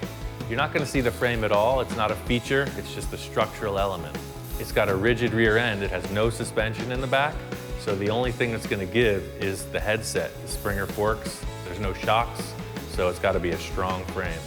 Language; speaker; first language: English; native; English